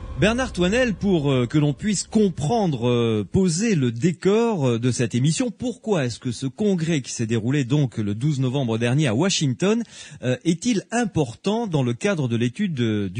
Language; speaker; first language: French; native; French